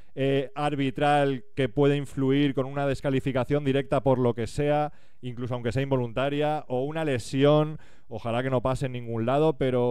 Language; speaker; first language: Spanish; native; Spanish